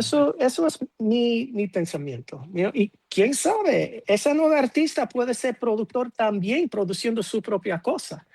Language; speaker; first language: Spanish; non-native, fluent; English